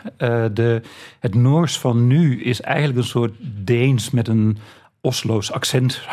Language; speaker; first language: Dutch; native; Dutch